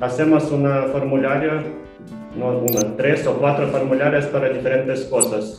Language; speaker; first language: Spanish; non-native, fluent; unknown